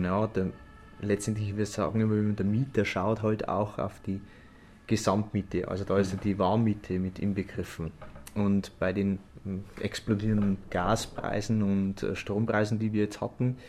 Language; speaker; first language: German; native; German